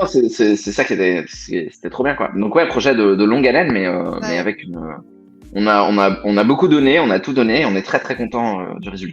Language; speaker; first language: French; native; French